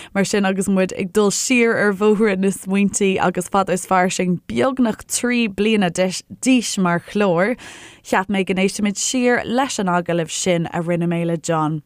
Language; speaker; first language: Irish; native; Irish